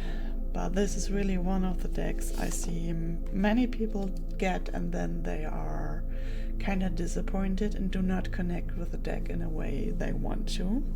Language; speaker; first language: English; non-native, fluent; German